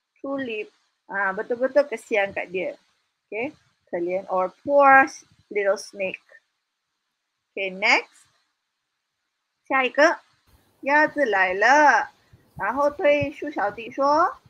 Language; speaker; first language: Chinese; non-native, fluent; Malay